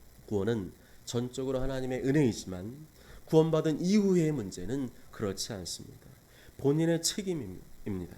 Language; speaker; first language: Korean; native; Korean